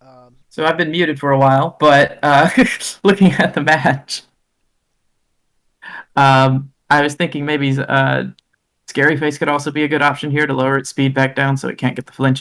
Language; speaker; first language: English; native; English